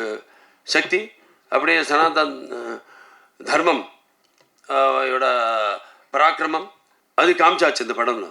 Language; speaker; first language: Tamil; non-native, local second language; Telugu